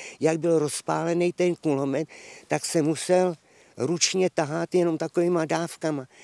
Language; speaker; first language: Czech; early bilingual, heritage; Czech